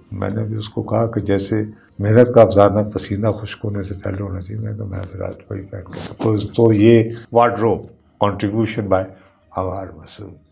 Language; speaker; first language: Urdu; non-native, local second language; Punjabi